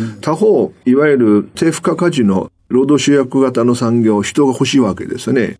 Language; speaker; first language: Japanese; non-native, fluent; Chinese